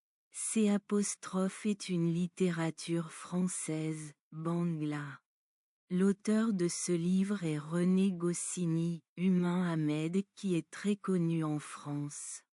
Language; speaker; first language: French; non-native, learner; Bangla